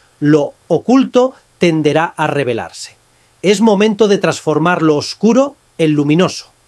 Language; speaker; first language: Spanish; native; Spanish